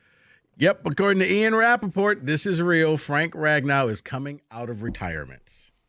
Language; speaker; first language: English; native; English